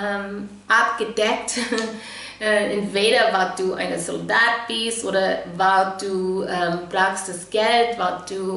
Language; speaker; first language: German; non-native, fluent; English